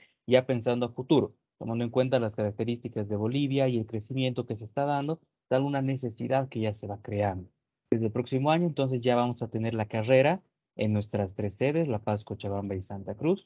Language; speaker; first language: Spanish; native; Spanish